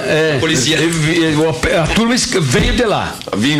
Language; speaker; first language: Italian; non-native, learner; Portuguese